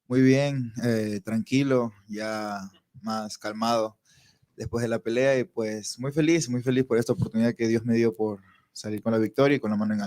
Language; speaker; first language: Spanish; native; Spanish